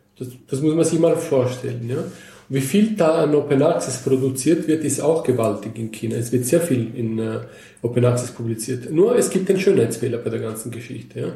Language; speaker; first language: German; native; German